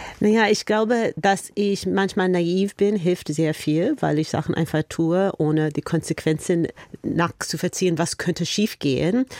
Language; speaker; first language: German; non-native, fluent; English